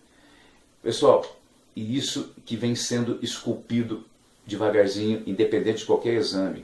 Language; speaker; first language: Portuguese; native; Portuguese